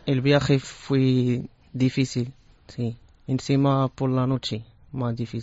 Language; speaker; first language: Spanish; non-native, learner; Arabic